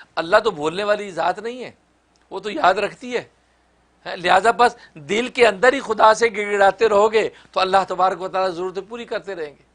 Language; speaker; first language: Urdu; native; Urdu